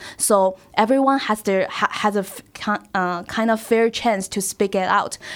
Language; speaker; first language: English; non-native, fluent; Chinese